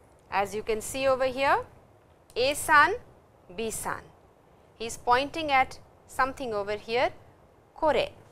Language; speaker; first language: English; non-native, local second language; Hindi